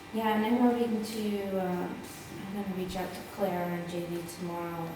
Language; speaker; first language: English; native; English